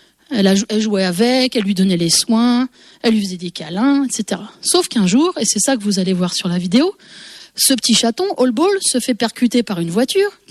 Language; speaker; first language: French; native; French